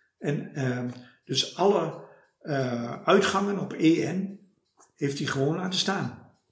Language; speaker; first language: Dutch; native; Dutch